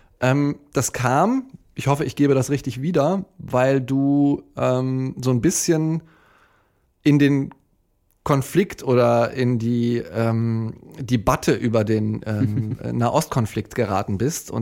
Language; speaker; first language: German; native; German